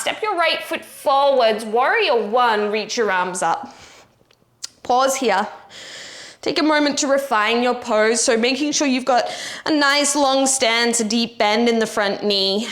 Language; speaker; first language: English; native; English